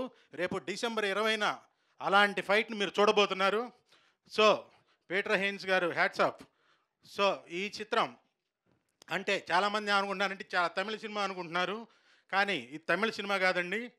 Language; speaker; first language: Telugu; native; Telugu